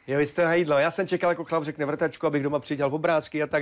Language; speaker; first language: Czech; native; Czech